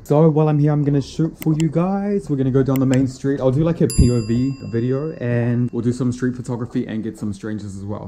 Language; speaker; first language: English; native; English